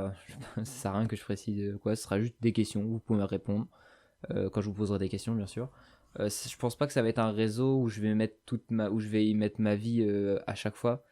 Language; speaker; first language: French; native; French